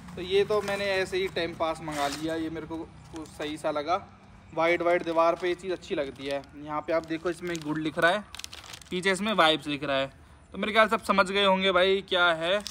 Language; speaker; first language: Hindi; native; Hindi